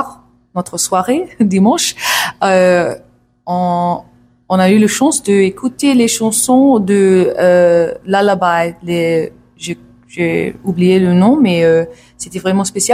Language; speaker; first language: French; non-native, learner; English